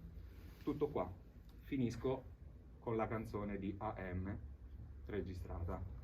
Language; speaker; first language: Italian; native; Italian